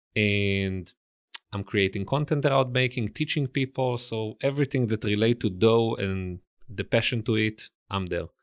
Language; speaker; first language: English; non-native, fluent; Hebrew